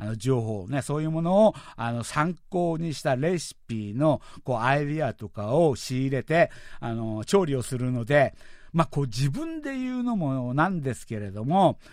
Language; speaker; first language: Japanese; non-native, fluent; Korean